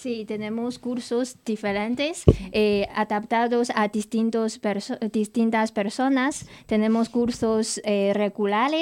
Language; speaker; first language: Spanish; non-native, fluent; Chinese